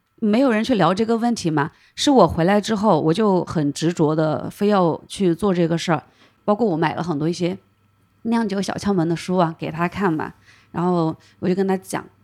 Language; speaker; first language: Chinese; native; Chinese